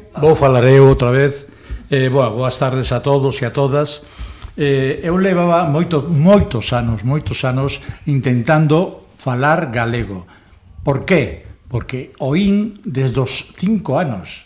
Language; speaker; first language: Galician; non-native, local second language; Spanish